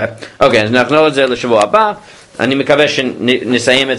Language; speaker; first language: Hebrew; non-native, fluent; English